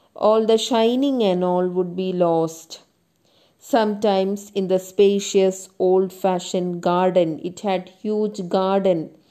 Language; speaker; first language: English; non-native, local second language; Malayalam